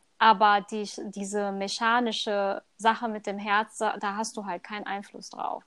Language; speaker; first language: German; early bilingual, other home language; Thai